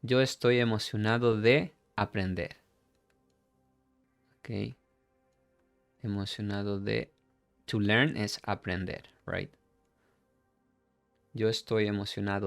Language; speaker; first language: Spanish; non-native, fluent; English